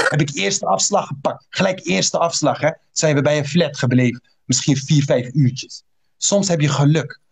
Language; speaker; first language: Dutch; early bilingual, other home language; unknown